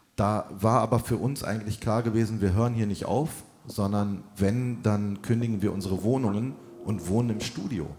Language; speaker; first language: German; native; German